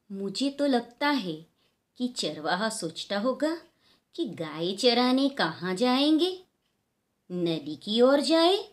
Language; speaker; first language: Hindi; non-native, local second language; Gujarati